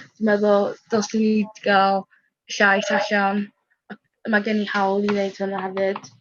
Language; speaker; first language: Welsh; non-native, local second language; English